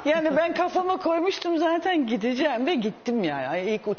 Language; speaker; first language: Turkish; non-native, fluent; English